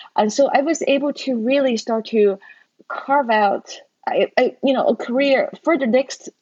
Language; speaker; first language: English; non-native, fluent; Chinese